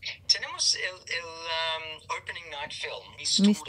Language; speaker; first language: Spanish; non-native, fluent; English